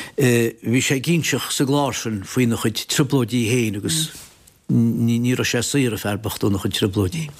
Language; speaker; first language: Irish; native; Irish